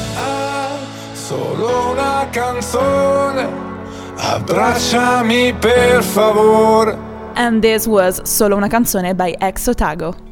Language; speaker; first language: English; non-native, fluent; Italian